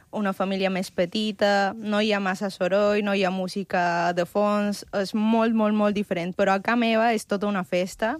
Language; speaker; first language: Catalan; early bilingual, other home language; Spanish